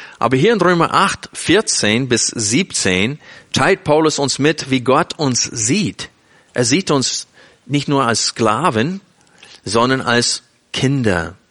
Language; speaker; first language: German; non-native, fluent; English